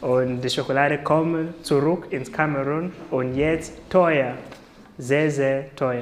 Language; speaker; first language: German; non-native, learner; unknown